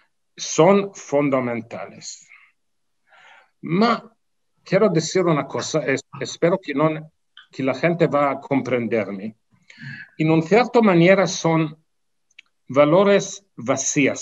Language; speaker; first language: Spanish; non-native, fluent; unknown